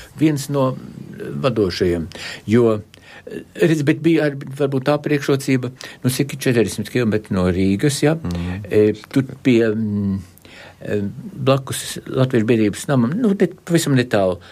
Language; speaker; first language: Latvian; native; Latvian